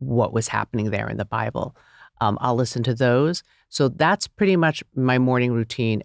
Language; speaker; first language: English; native; English